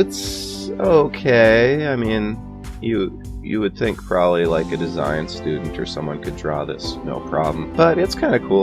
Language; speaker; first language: English; native; English